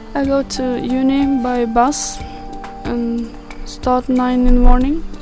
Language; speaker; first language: English; non-native, learner; Swedish